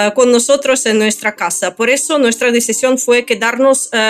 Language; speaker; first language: Spanish; non-native, fluent; Ukrainian